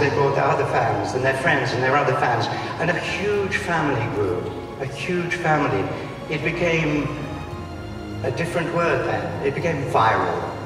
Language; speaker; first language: English; native; English